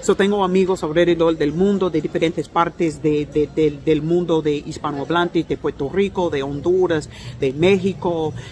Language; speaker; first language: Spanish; non-native, learner; English